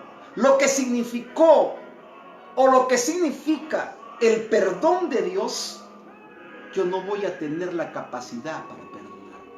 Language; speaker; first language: Spanish; native; Spanish